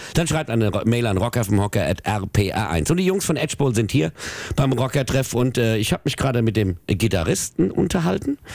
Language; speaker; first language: German; native; German